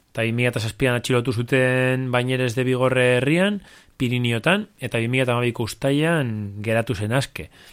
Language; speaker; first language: Basque; native; Basque